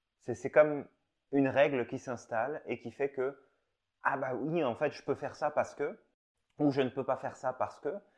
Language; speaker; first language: French; native; French